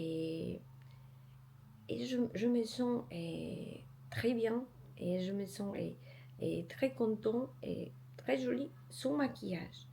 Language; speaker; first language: French; non-native, learner; Polish